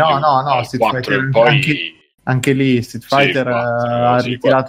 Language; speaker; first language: Italian; native; Italian